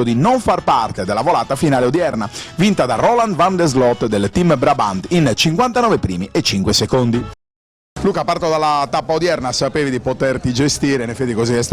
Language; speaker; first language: Italian; native; Italian